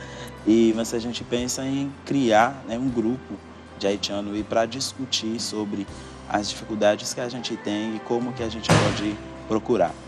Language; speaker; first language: Portuguese; non-native, fluent; Haitian Creole